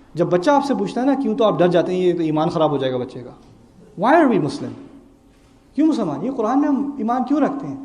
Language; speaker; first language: Urdu; early bilingual, heritage; Urdu